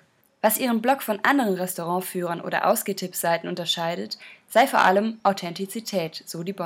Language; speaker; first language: German; native; German